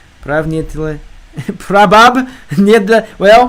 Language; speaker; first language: Russian; non-native, learner; English